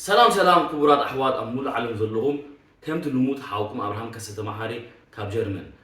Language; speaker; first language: Tigrinya; early bilingual, heritage; Tigrinya